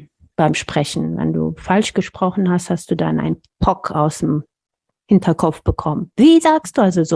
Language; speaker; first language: German; non-native, fluent; Amharic